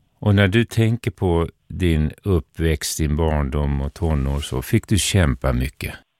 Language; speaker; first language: Swedish; native; Swedish